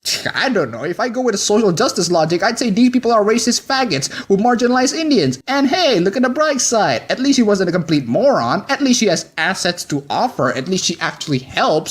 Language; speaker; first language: English; non-native, fluent; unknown